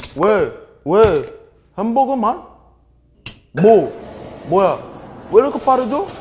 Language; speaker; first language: Korean; non-native, fluent; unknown